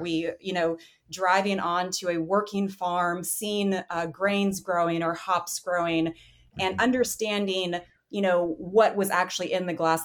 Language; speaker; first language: English; native; English